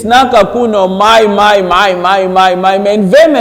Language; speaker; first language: Swedish; non-native, fluent; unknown